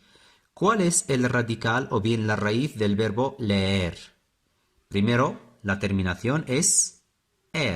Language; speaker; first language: Spanish; non-native, fluent; Arabic